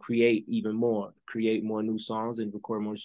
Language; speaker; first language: English; early bilingual, other home language; French